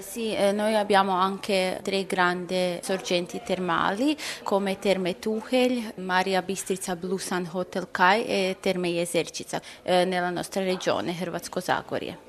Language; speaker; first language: Italian; non-native, learner; Croatian